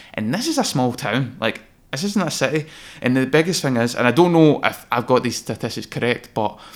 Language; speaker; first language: English; native; English